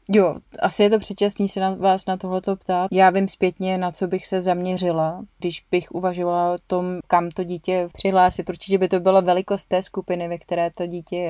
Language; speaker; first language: Czech; native; Czech